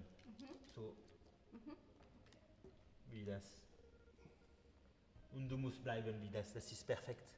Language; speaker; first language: German; non-native, learner; French